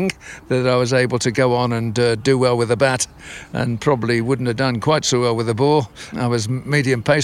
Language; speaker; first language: English; native; English